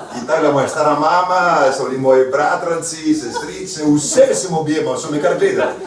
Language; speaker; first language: Slovenian; early bilingual, heritage; Slovenian